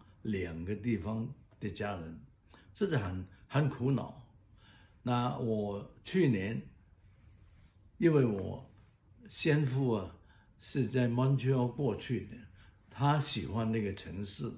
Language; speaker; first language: Chinese; non-native, local second language; Cantonese